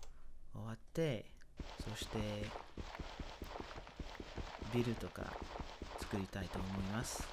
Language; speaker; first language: Japanese; non-native, learner; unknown